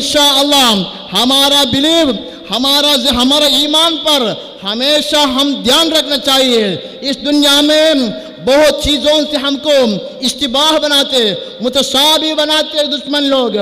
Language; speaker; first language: Hindi; non-native, local second language; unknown